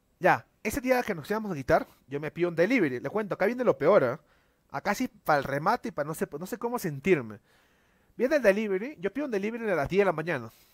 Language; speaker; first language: Spanish; native; Spanish